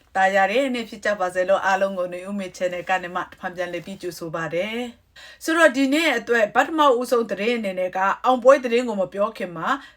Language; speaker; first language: Burmese; non-native, local second language; Kachin